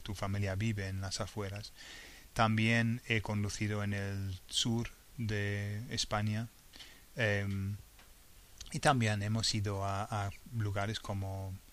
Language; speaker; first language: Spanish; non-native, fluent; English